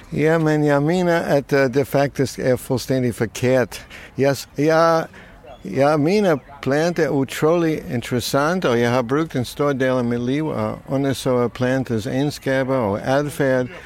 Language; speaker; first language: Danish; non-native, fluent; English